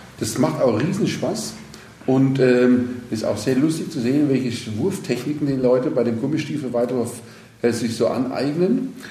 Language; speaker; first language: German; native; German